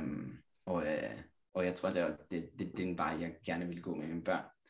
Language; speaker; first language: Danish; non-native, fluent; Italian